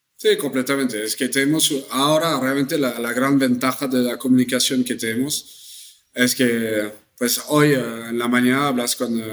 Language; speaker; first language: Spanish; non-native, fluent; French